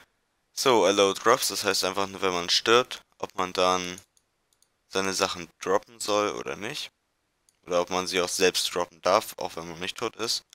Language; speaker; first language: German; native; German